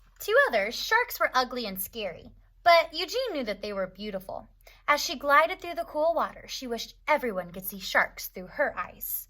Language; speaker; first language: English; native; English